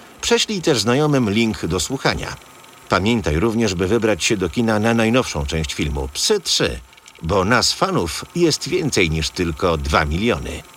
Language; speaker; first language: Polish; native; Polish